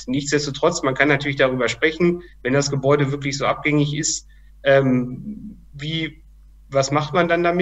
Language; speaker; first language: German; native; German